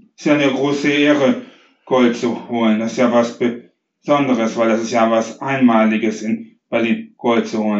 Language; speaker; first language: German; native; German